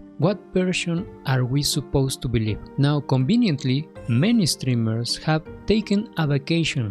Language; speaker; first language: English; non-native, fluent; Spanish